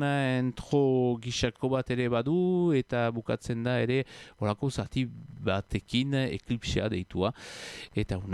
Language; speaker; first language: Basque; native; Basque